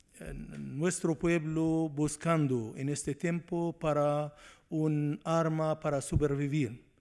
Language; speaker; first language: Spanish; non-native, learner; Arabic